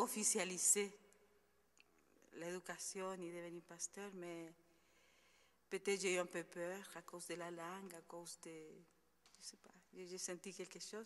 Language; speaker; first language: French; non-native, fluent; Spanish